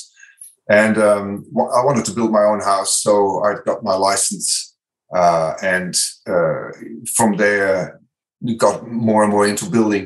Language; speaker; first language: English; non-native, fluent; Dutch